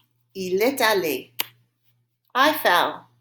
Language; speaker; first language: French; non-native, fluent; English